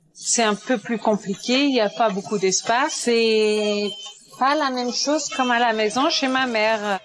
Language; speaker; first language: French; non-native, fluent; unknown